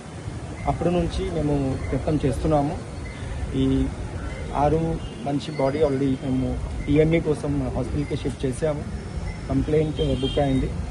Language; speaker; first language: Telugu; non-native, learner; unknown